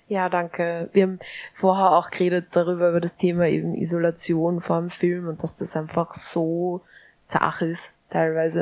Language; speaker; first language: German; native; German